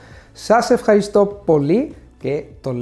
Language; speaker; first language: Greek; non-native, fluent; Italian